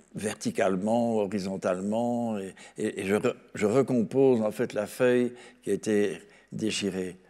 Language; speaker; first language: French; native; French